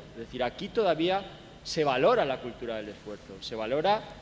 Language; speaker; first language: Spanish; native; Spanish